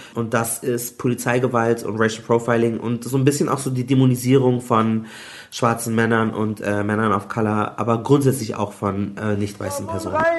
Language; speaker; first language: German; native; German